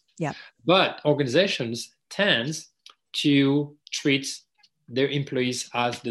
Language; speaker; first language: English; non-native, fluent; French